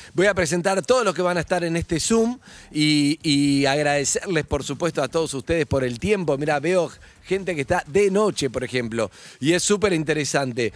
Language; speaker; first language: Spanish; native; Spanish